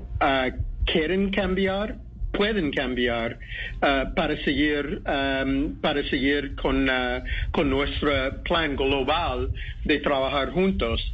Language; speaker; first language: Spanish; non-native, fluent; English